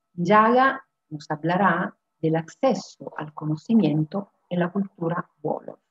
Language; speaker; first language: Spanish; non-native, fluent; Italian